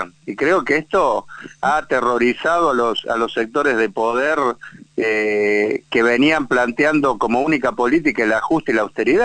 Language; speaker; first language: Spanish; native; Spanish